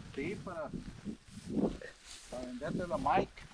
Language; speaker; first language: Spanish; native; Spanish